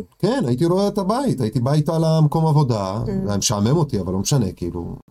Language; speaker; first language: Hebrew; early bilingual, other home language; Russian